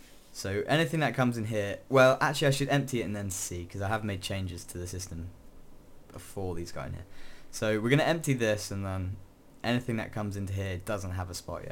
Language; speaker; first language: English; native; English